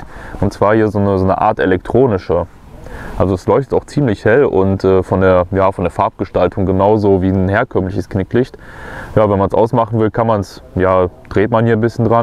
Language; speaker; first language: German; native; German